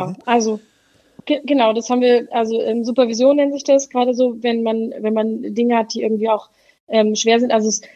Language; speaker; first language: German; native; German